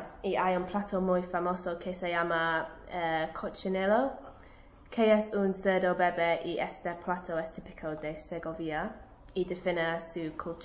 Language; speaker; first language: Spanish; non-native, learner; English